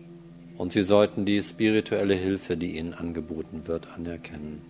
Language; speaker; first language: German; native; German